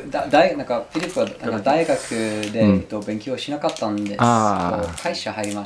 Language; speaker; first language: Japanese; non-native, learner; English